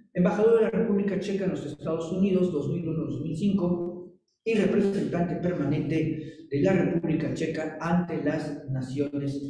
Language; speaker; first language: Spanish; native; Spanish